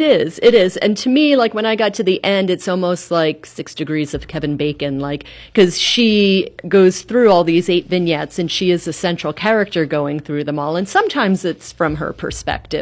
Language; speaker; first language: English; native; English